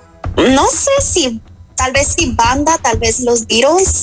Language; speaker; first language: Spanish; early bilingual, other home language; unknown